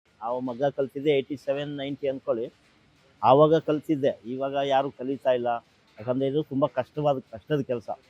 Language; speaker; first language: Kannada; non-native, local second language; Telugu